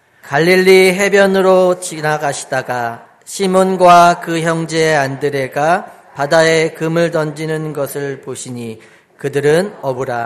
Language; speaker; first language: Korean; native; Korean